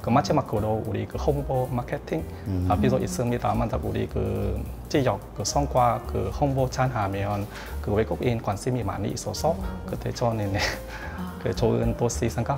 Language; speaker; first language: Korean; non-native, learner; Vietnamese